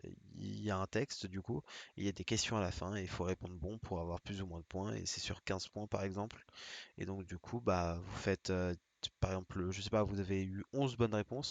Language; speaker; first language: French; native; French